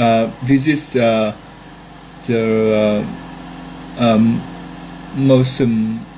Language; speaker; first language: English; non-native, learner; Vietnamese